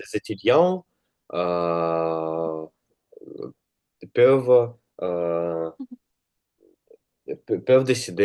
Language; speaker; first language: French; non-native, learner; Russian